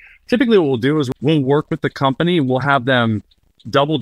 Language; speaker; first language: English; native; English